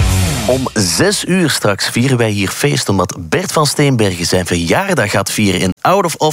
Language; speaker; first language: Dutch; native; Dutch